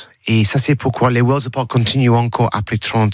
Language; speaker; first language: French; non-native, learner; English